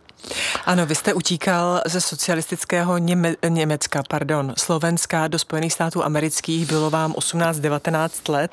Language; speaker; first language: Czech; native; Czech